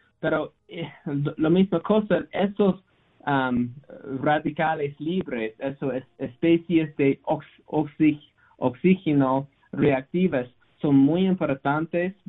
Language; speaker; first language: Spanish; non-native, learner; English